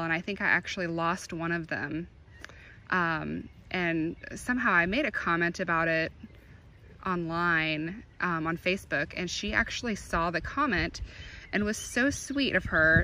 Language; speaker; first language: English; native; English